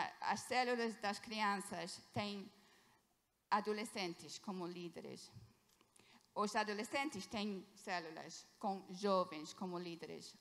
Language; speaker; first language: Portuguese; non-native, fluent; English